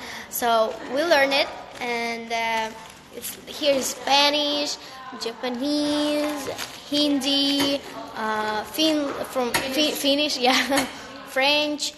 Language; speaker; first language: English; non-native, learner; Russian